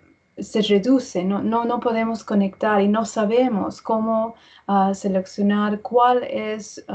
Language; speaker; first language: Spanish; early bilingual, heritage; English